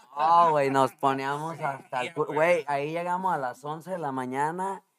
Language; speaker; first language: Spanish; native; Spanish